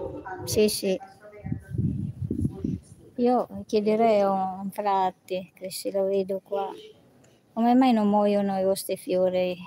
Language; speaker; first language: Italian; non-native, learner; Filipino